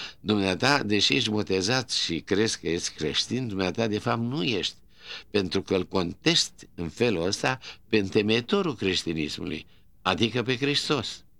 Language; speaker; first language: Romanian; native; Romanian